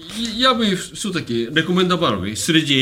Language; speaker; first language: Russian; non-native, fluent; Japanese